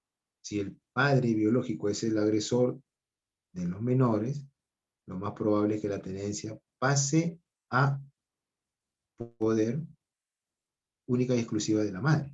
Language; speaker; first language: Spanish; native; Spanish